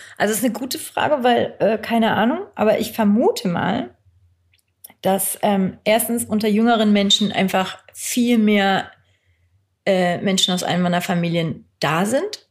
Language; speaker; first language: German; early bilingual, other home language; Turkish